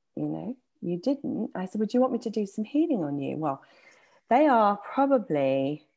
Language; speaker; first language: English; native; English